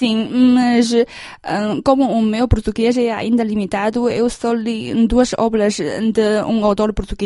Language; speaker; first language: Portuguese; non-native, fluent; Chinese